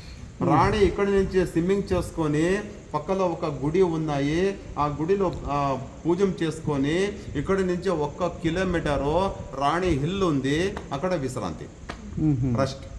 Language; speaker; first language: Telugu; non-native, local second language; Kannada